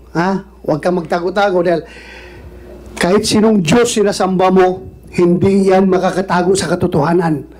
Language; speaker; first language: Filipino; non-native, local second language; Cebuano